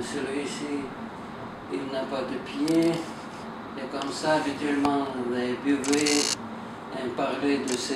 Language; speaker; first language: French; non-native, fluent; Russian